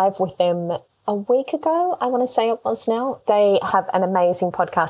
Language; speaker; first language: English; native; English